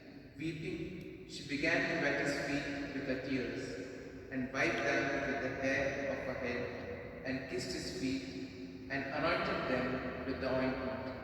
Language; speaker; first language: English; non-native, local second language; Konkani